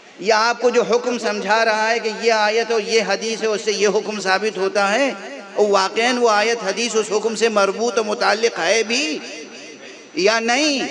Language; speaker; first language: Urdu; native; Urdu